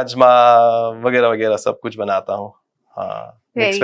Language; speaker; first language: Hindi; non-native, fluent; Dutch